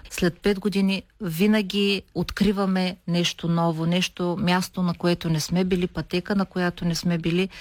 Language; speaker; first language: Bulgarian; native; Bulgarian